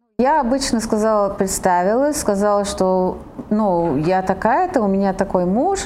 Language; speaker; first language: Russian; non-native, fluent; Italian